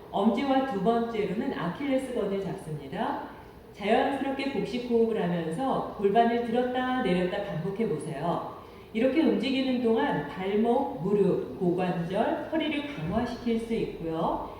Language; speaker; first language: Korean; native; Korean